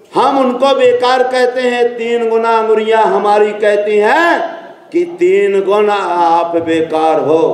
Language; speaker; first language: Hindi; native; Hindi